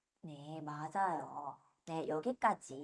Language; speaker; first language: Korean; non-native, fluent; Spanish